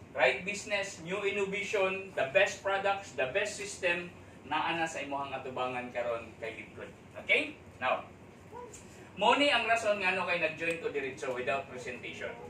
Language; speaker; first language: Cebuano; non-native, local second language; Waray